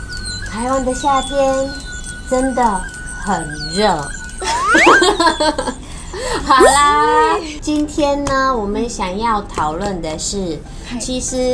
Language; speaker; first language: Chinese; non-native, fluent; Japanese